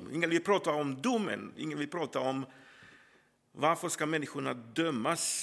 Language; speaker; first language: Swedish; non-native, fluent; Croatian